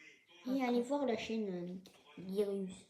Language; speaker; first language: French; native; French